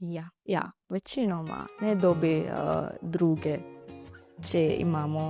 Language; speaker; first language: Slovenian; non-native, learner; Divehi